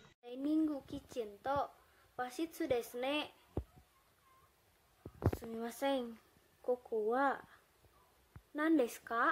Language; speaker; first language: Japanese; non-native, learner; Indonesian